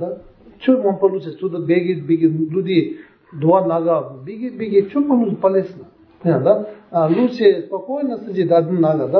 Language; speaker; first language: Russian; non-native, learner; Tibetan